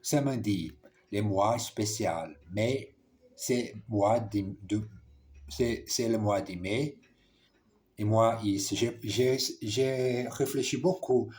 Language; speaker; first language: French; non-native, learner; English